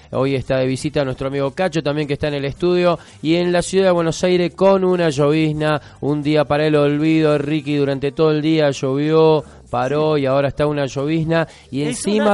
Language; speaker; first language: Spanish; native; Spanish